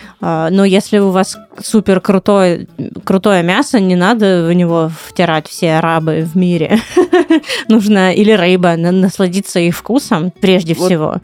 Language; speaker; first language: Russian; native; Russian